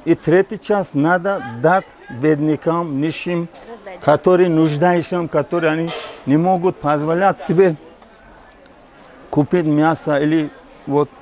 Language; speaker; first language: Russian; non-native, local second language; Tajik